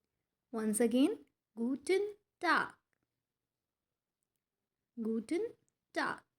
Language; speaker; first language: German; non-native, fluent; Hindi